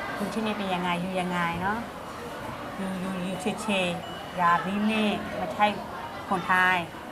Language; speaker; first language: Thai; non-native, learner; Khmer